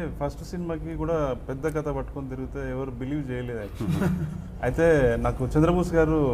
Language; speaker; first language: Telugu; native; Telugu